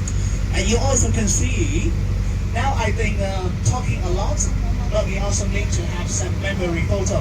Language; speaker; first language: English; non-native, fluent; Vietnamese